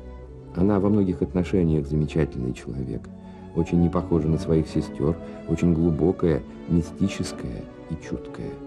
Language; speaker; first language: Russian; native; Russian